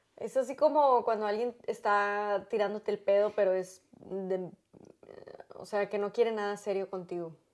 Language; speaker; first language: Spanish; native; Spanish